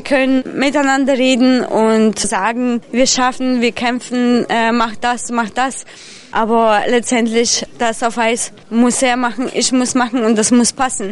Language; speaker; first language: German; non-native, fluent; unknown